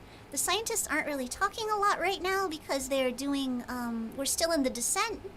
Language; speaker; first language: English; native; English